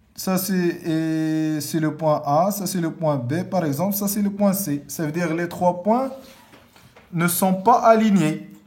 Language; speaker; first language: French; non-native, local second language; Arabic